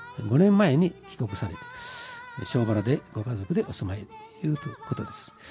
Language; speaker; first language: Japanese; native; Japanese